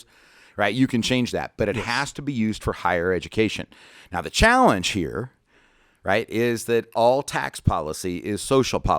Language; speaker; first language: English; native; English